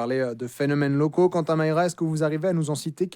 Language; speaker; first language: French; native; French